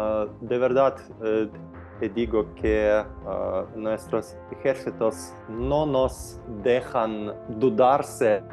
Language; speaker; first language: Spanish; non-native, fluent; Ukrainian